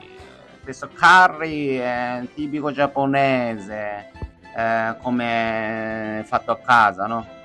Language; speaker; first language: Italian; non-native, fluent; Japanese